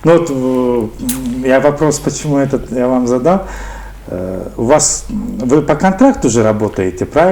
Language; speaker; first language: Russian; native; Russian